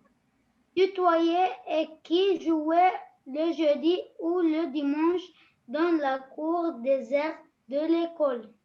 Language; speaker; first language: French; non-native, learner; Arabic